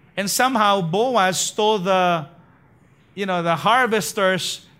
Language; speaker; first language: English; non-native, local second language; Filipino